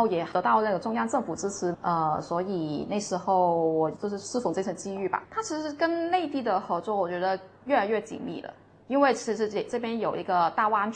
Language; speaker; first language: Chinese; non-native, local second language; Cantonese